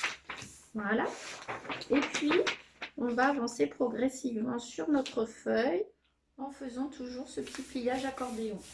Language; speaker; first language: French; native; French